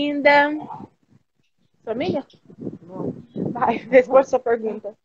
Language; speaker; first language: Portuguese; native; Portuguese